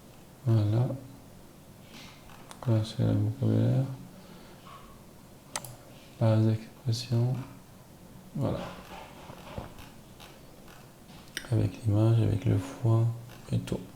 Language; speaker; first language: French; non-native, learner; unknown